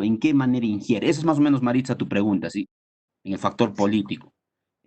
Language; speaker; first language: Spanish; native; Spanish